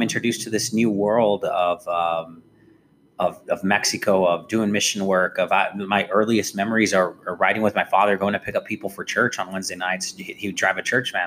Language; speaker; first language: English; native; English